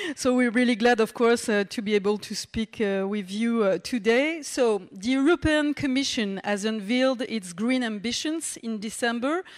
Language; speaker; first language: English; non-native, fluent; French